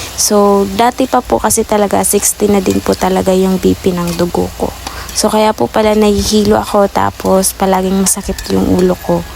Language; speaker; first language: Filipino; non-native, local second language; Bikol